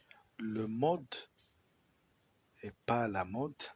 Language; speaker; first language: French; non-native, fluent; Spanish